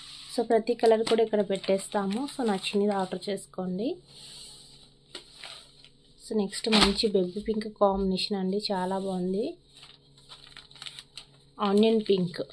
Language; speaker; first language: Telugu; native; Telugu